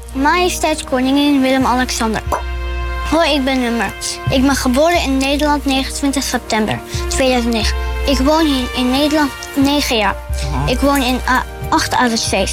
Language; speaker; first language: Dutch; early bilingual, other home language; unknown